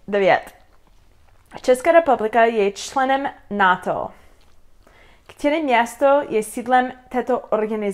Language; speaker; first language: Czech; non-native, learner; English